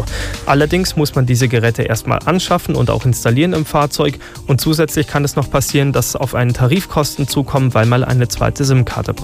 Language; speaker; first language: German; native; German